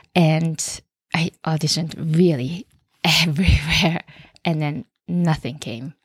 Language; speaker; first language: English; non-native, fluent; Japanese